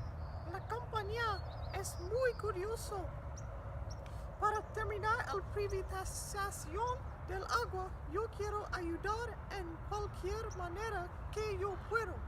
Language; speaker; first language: Spanish; non-native, learner; English